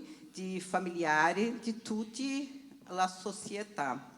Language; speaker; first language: Italian; non-native, learner; Portuguese